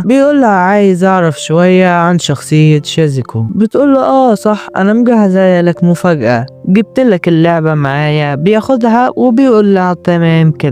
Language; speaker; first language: Arabic; native; Arabic